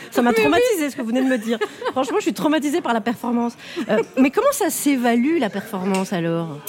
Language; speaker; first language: French; native; French